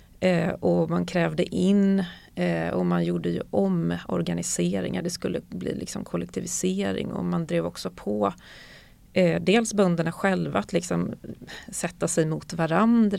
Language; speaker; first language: Swedish; native; Swedish